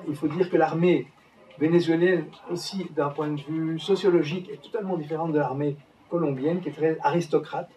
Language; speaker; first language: French; native; French